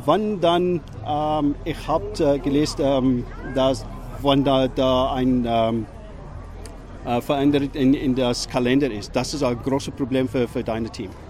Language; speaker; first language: German; non-native, learner; English